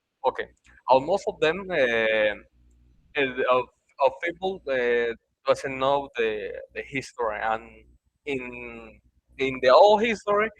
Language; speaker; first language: English; non-native, learner; Spanish